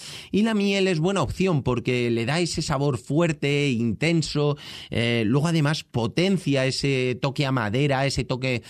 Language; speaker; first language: Spanish; native; Spanish